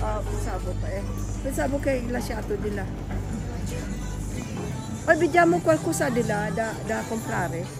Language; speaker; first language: Italian; non-native, learner; Filipino